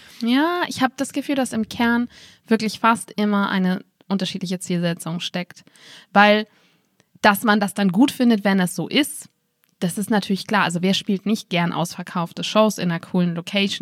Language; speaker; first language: German; native; German